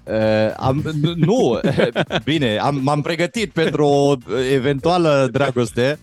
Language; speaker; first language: Romanian; non-native, fluent; German